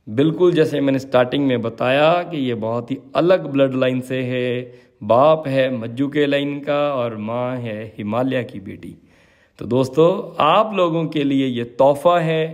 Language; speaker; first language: Hindi; native; Hindi